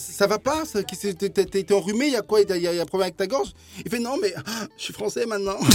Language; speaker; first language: French; early bilingual, other home language; Lingala